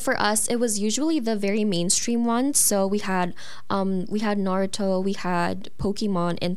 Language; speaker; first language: English; non-native, local second language; Filipino